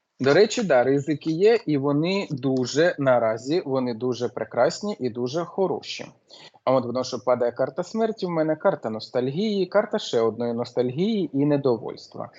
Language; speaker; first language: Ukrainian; non-native, local second language; Russian